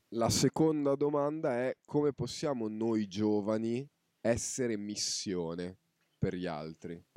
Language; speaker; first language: Italian; non-native, fluent; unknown